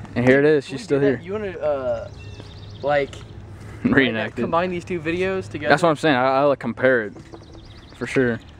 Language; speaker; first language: English; native; English